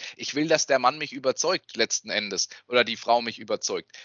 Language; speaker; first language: German; native; German